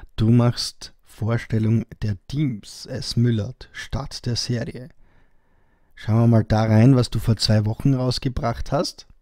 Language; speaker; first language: German; native; German